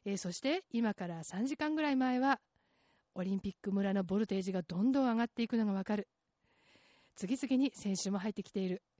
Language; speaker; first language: Japanese; native; Japanese